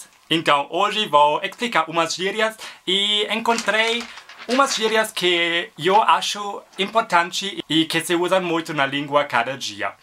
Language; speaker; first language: Portuguese; non-native, learner; German